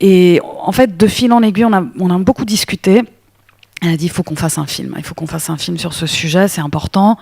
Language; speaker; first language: French; native; French